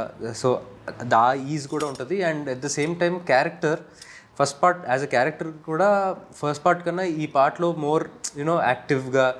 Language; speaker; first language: Telugu; native; Telugu